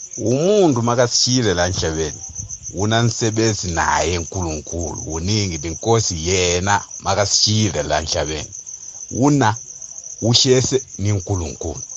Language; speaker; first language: Zulu; non-native, fluent; Nyanja